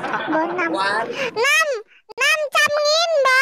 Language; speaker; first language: Vietnamese; non-native, learner; Indonesian